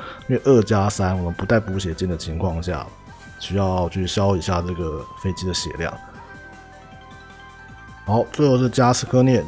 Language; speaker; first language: Chinese; native; Chinese